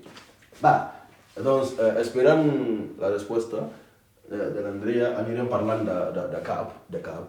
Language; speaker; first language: Catalan; non-native, fluent; Akan